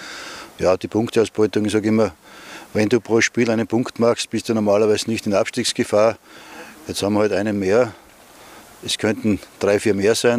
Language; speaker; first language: German; native; German